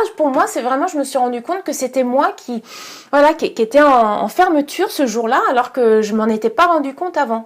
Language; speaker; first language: French; native; French